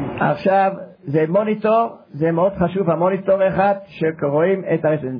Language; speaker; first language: Hebrew; non-native, fluent; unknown